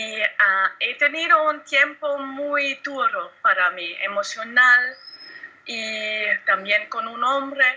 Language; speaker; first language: Spanish; non-native, learner; German